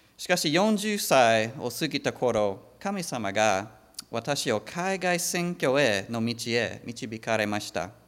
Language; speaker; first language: Japanese; non-native, fluent; English